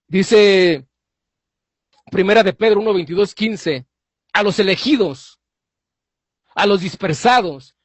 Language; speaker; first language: Spanish; native; Spanish